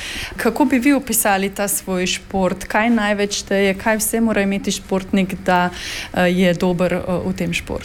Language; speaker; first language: Slovenian; native; Slovenian